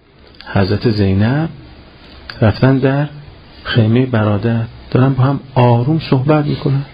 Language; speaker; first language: Persian; native; Persian